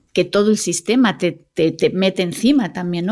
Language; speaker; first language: Spanish; native; Spanish